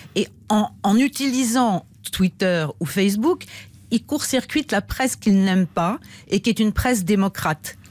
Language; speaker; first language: French; native; French